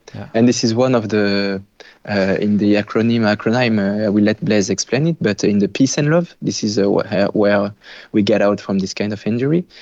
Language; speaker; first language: English; non-native, fluent; French